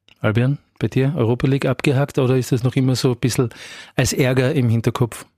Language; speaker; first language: German; native; German